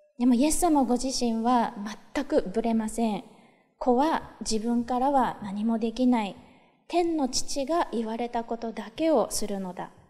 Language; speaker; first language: Japanese; native; Japanese